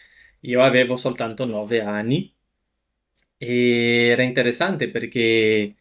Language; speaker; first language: Italian; non-native, fluent; Portuguese